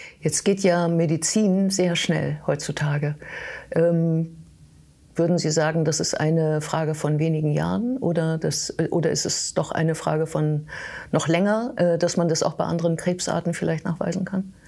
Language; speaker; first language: German; native; German